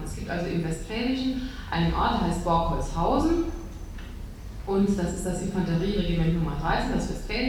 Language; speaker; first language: German; native; German